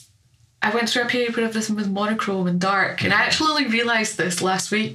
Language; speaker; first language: English; native; English